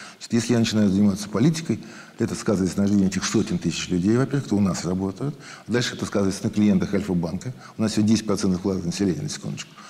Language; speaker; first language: Russian; native; Russian